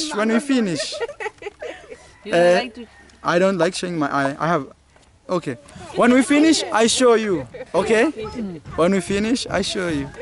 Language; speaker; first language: English; non-native, learner; Swahili